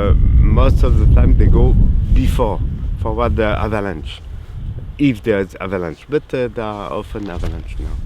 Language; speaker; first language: English; non-native, learner; French